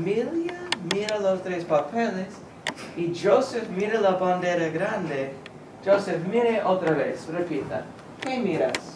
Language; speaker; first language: Spanish; non-native, fluent; English